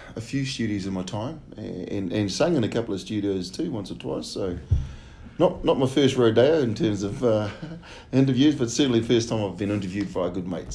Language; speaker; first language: English; native; English